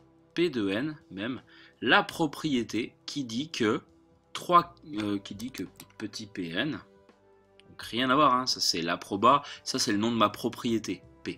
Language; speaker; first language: French; native; French